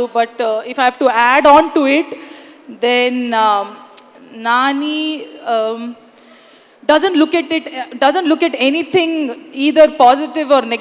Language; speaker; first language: Telugu; non-native, learner; Kannada